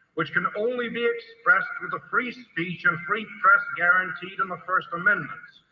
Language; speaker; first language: English; native; English